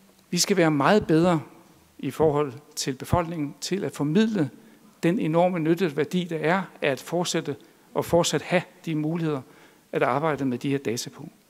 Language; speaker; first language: Danish; native; Danish